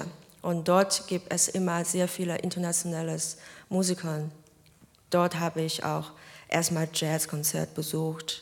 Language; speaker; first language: German; non-native, fluent; Chinese